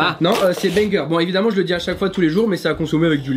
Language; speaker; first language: French; native; French